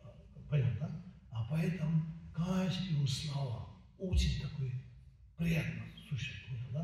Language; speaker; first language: Russian; non-native, learner; Tibetan